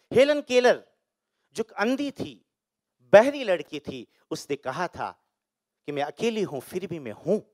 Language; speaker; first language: Hindi; native; Hindi